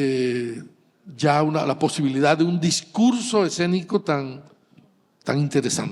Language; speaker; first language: Spanish; native; Spanish